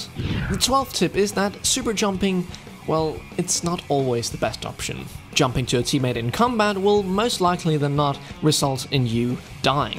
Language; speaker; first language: English; non-native, fluent; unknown